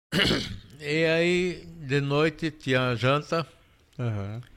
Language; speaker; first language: Portuguese; native; Portuguese